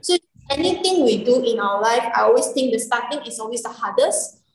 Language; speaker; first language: English; non-native, local second language; Chinese